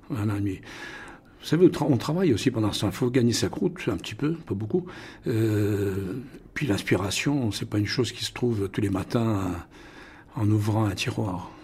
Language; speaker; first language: French; non-native, local second language; Russian